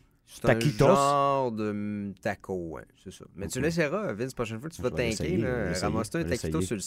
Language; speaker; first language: French; native; French